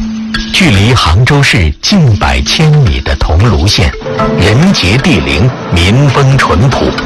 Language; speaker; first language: Chinese; native; Chinese